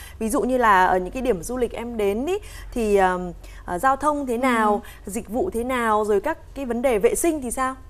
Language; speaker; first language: Vietnamese; native; Vietnamese